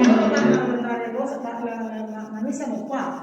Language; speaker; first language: Italian; native; Italian